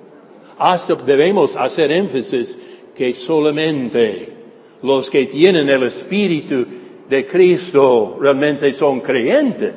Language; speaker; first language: Spanish; non-native, fluent; English